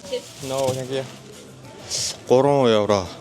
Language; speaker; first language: English; non-native, learner; Mongolian